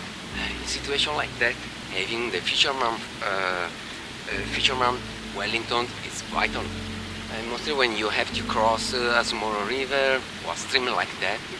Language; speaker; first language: English; non-native, fluent; Italian